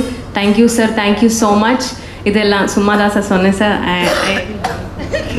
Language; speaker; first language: Tamil; non-native, learner; Malayalam